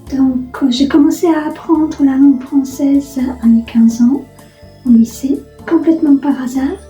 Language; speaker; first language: French; non-native, fluent; Polish